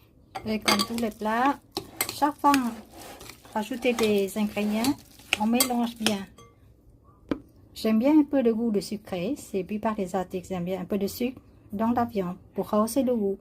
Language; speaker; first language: French; non-native, learner; Vietnamese